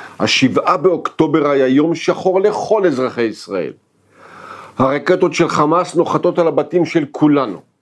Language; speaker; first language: Hebrew; non-native, local second language; Arabic